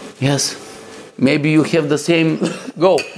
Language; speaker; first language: English; non-native, learner; Bulgarian